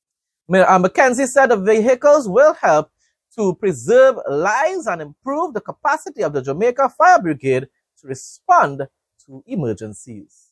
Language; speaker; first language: English; native; English